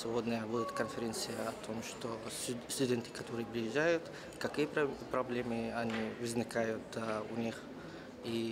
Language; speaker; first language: Russian; non-native, learner; Arabic